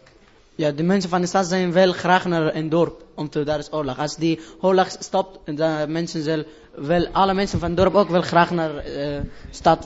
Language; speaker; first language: Dutch; non-native, learner; Persian